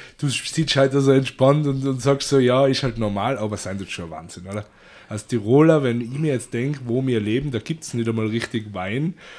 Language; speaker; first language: German; native; German